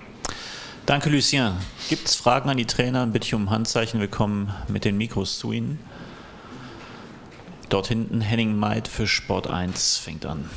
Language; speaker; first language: German; native; German